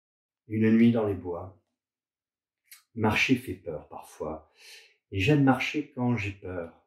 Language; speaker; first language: French; native; French